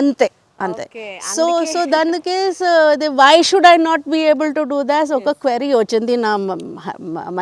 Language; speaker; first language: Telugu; non-native, fluent; Hindi